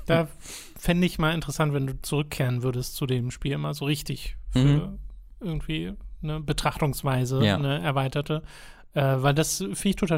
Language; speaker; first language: German; native; German